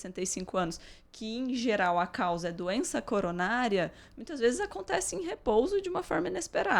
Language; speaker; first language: Portuguese; native; Portuguese